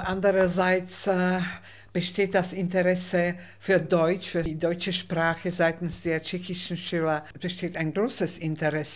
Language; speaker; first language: German; non-native, fluent; Czech